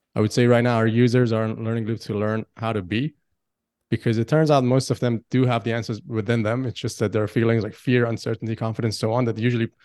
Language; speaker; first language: English; non-native, fluent; Persian